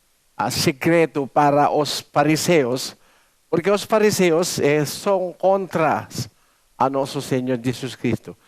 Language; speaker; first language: Portuguese; non-native, learner; Filipino